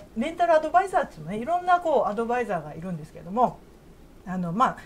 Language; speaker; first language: Japanese; native; Japanese